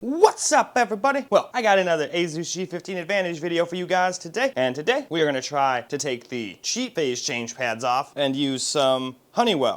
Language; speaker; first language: English; native; English